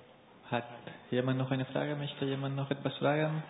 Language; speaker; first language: German; non-native, learner; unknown